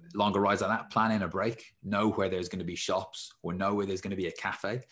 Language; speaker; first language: English; native; English